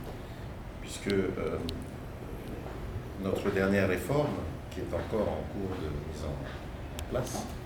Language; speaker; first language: French; native; French